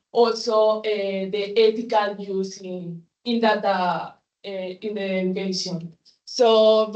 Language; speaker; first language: English; non-native, fluent; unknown